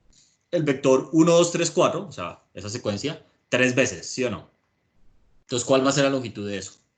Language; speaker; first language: Spanish; native; Spanish